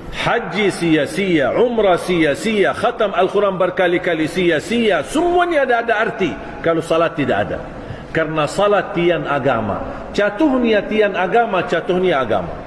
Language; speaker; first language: Malay; non-native, fluent; Arabic